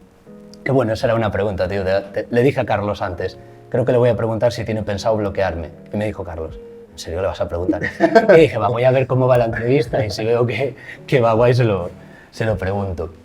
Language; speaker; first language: Spanish; native; Spanish